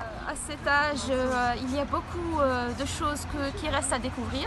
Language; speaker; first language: French; non-native, local second language; Arabic